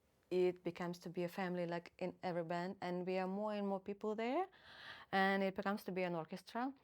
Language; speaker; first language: English; non-native, fluent; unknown